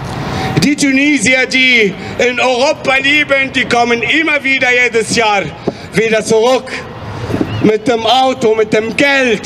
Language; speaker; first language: German; non-native, fluent; Arabic